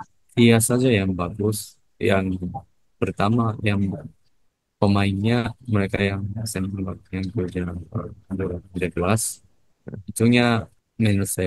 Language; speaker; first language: Indonesian; non-native, learner; Japanese